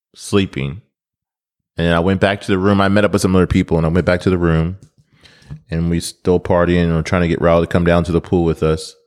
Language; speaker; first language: English; native; English